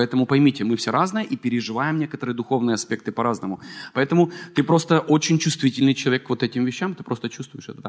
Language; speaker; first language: Russian; native; Russian